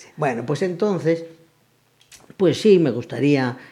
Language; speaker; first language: Spanish; native; Spanish